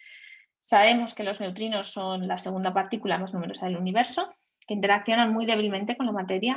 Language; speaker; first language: Spanish; native; Spanish